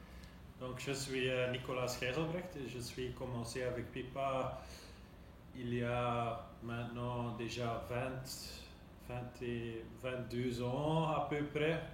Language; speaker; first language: French; non-native, local second language; Dutch